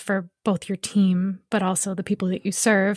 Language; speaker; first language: English; native; English